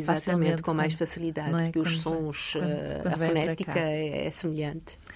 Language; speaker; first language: Portuguese; early bilingual, other home language; Polish